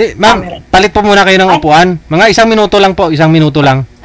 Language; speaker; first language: Filipino; native; Filipino